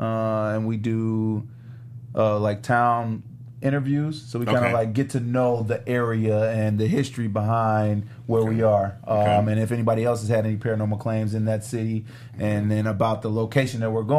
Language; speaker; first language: English; native; English